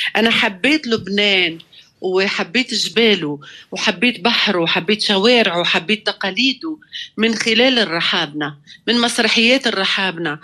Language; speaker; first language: Arabic; native; Arabic